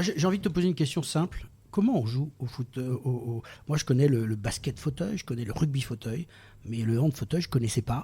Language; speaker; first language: French; native; French